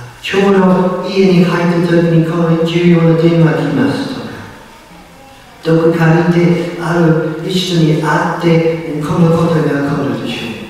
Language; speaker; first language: Japanese; non-native, fluent; English